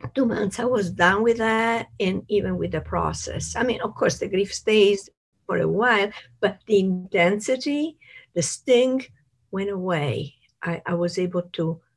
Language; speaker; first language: English; non-native, fluent; Italian